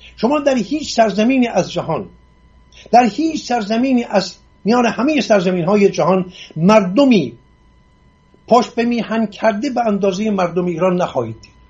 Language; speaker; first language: Persian; non-native, local second language; Assyrian Neo-Aramaic